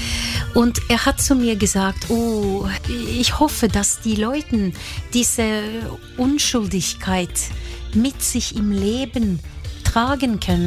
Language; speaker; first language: German; non-native, fluent; Norwegian